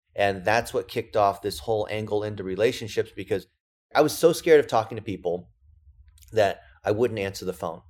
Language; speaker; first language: English; early bilingual, other home language; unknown